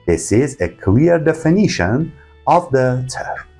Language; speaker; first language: English; non-native, fluent; Persian